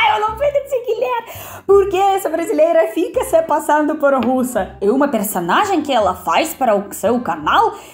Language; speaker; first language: Portuguese; non-native, fluent; Russian